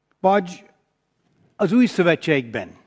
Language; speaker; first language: Hungarian; non-native, fluent; English